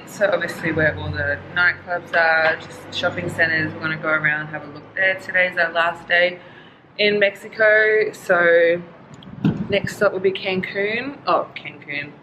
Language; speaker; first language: English; native; English